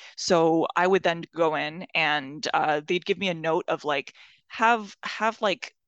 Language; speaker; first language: English; non-native, fluent; Persian